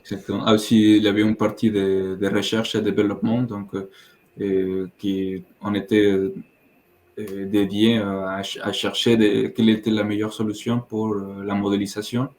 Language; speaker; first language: French; non-native, fluent; Spanish